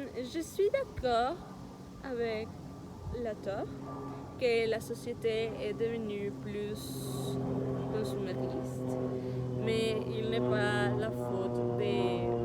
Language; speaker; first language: French; non-native, learner; Spanish